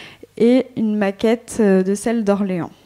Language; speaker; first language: French; native; French